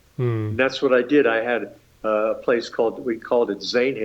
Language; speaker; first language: English; native; English